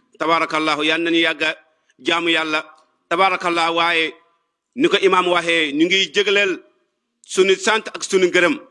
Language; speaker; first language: Wolof; native; Wolof